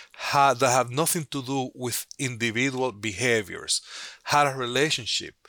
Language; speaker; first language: English; non-native, fluent; Spanish